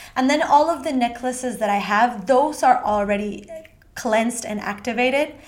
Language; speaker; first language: English; non-native, fluent; Spanish